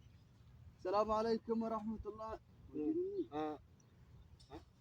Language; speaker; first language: Arabic; non-native, learner; Telugu